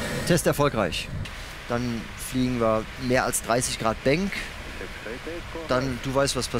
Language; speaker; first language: German; native; German